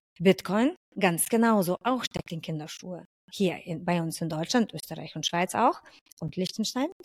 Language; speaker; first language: German; non-native, fluent; Lithuanian